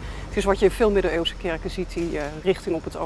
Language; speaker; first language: Dutch; native; Dutch